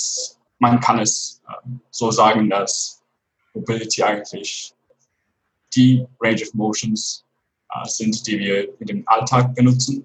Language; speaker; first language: German; non-native, fluent; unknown